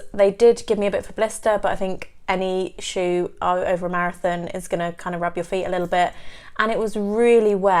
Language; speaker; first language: English; native; English